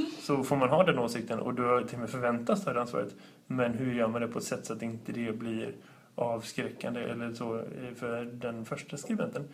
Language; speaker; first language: Swedish; native; Swedish